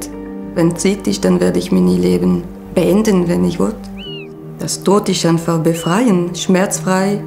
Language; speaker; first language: German; non-native, local second language; French